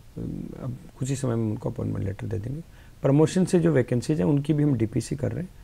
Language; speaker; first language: Hindi; native; Hindi